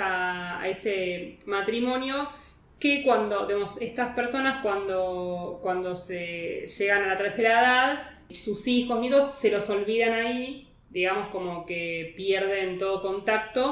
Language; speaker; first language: Spanish; native; Spanish